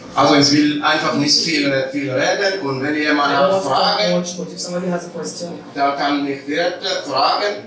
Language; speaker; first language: German; non-native, learner; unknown